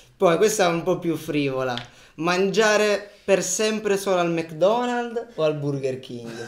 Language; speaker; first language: Italian; native; Italian